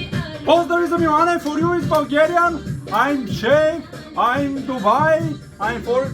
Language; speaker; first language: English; non-native, learner; Bulgarian